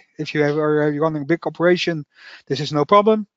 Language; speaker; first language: English; non-native, fluent; Dutch